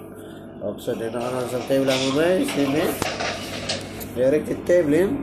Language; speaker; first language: Swedish; non-native, learner; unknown